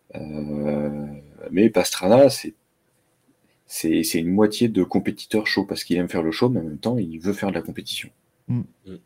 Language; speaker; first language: French; native; French